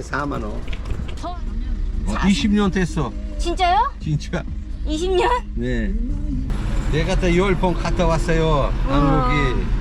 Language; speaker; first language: Korean; non-native, learner; Uzbek